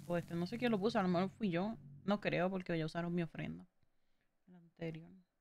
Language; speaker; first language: Spanish; native; Spanish